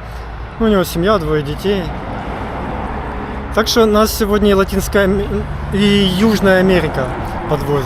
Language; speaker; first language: Russian; native; Russian